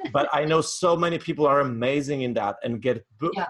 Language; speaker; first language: English; non-native, fluent; Polish